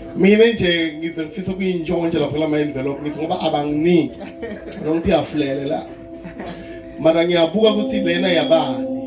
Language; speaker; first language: Zulu; non-native, local second language; Swati